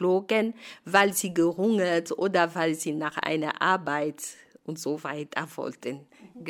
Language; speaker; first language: German; non-native, fluent; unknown